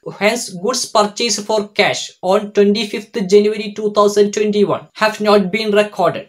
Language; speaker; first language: English; non-native, local second language; Malayalam